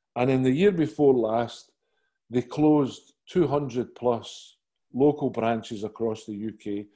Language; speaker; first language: English; native; English